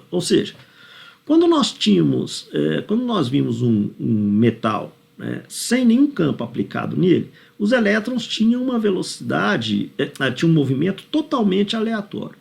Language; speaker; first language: Portuguese; native; Portuguese